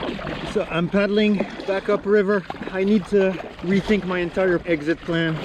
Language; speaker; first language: English; non-native, local second language; French